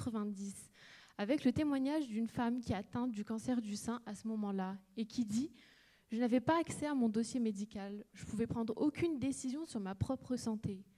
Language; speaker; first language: French; native; French